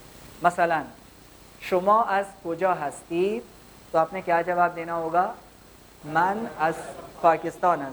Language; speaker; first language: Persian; non-native, fluent; Urdu